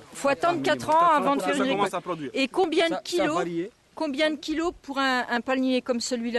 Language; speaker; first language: French; native; French